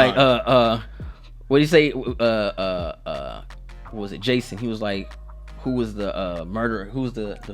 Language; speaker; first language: English; native; English